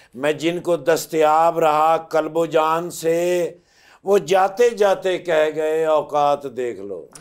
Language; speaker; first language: Urdu; non-native, local second language; Punjabi